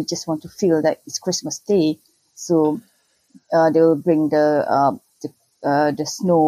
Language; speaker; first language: English; non-native, local second language; Malay